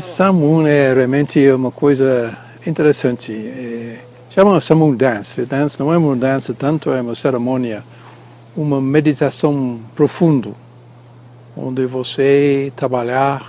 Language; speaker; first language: Portuguese; non-native, learner; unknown